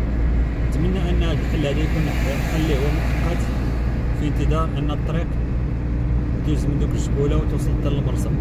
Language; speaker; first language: Arabic; native; Arabic